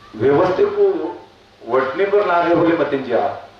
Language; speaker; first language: Hindi; non-native, local second language; Marathi